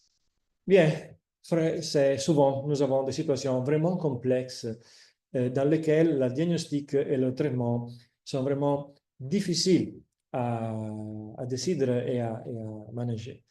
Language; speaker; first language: French; non-native, fluent; Italian